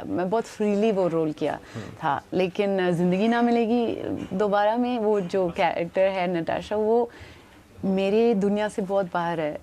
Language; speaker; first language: Hindi; non-native, local second language; English